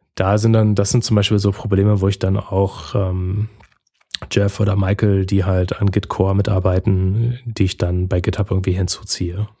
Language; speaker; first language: German; native; German